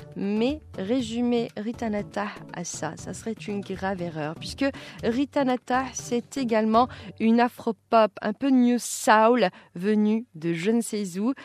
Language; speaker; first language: French; non-native, local second language; Arabic